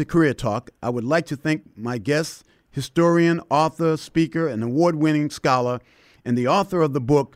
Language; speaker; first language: English; native; English